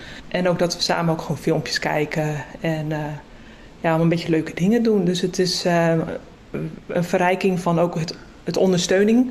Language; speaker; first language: Dutch; native; Dutch